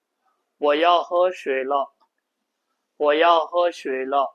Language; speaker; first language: Chinese; non-native, fluent; Burmese